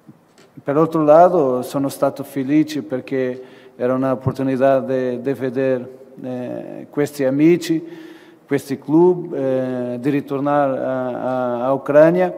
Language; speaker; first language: Italian; non-native, learner; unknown